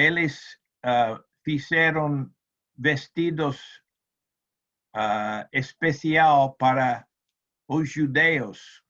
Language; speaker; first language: Spanish; non-native, learner; Portuguese